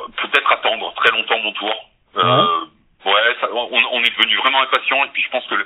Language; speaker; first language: French; native; French